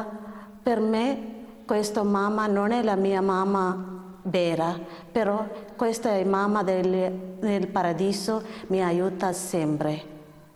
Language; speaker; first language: Italian; non-native, learner; Malayalam